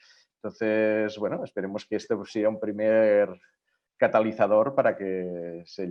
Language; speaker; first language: Spanish; native; Spanish